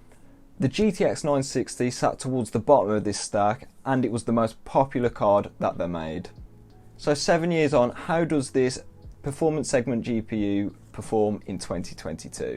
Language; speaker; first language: English; native; English